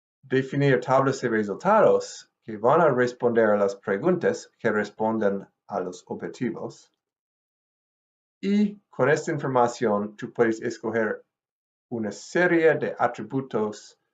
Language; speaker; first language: Spanish; non-native, fluent; English